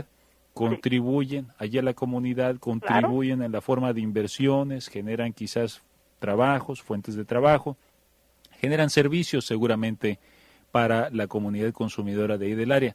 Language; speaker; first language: Spanish; native; Spanish